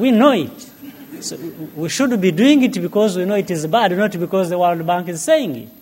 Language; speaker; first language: English; non-native, local second language; Kinyarwanda